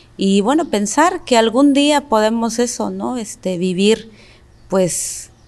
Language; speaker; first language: Spanish; non-native, local second language; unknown